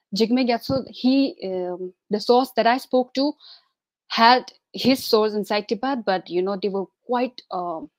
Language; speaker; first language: English; non-native, local second language; Tibetan